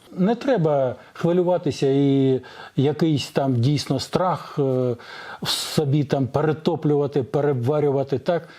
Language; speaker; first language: Ukrainian; non-native, local second language; Russian